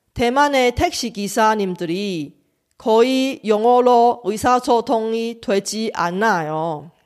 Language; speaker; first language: Korean; non-native, fluent; Chinese